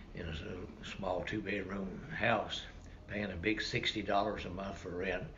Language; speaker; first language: English; native; English